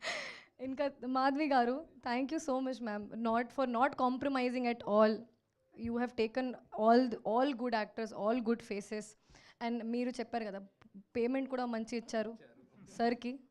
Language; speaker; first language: Telugu; non-native, learner; Hindi